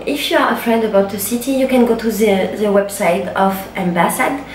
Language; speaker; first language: English; non-native, learner; French